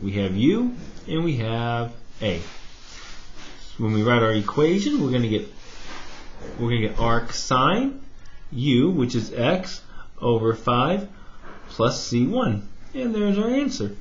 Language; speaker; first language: English; native; English